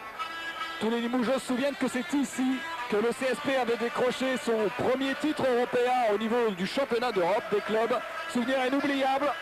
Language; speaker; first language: French; native; French